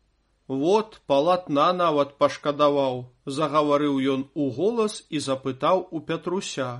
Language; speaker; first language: Belarusian; native; Belarusian